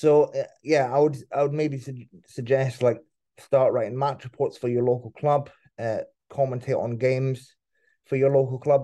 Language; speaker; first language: English; native; English